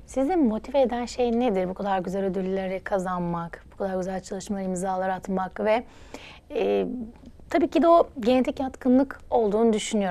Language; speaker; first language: Turkish; native; Turkish